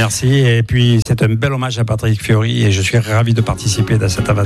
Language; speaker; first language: French; native; French